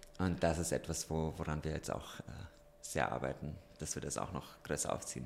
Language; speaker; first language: German; early bilingual, other home language; Romanian